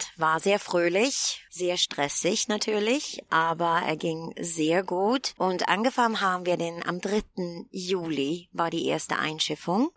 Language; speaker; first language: German; non-native, fluent; Greek